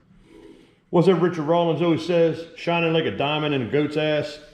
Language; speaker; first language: English; native; English